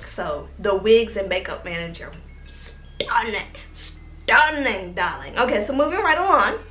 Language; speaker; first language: English; native; English